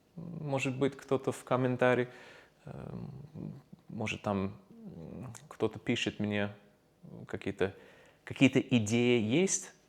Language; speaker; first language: Russian; non-native, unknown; English